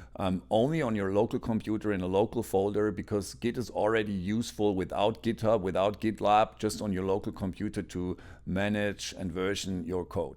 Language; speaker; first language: English; non-native, fluent; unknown